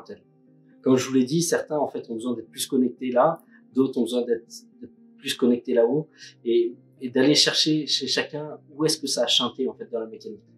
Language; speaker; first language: French; native; French